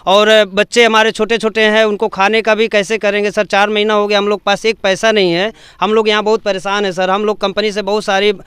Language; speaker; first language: Hindi; native; Hindi